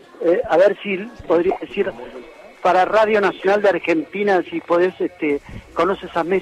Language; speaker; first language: Spanish; native; Spanish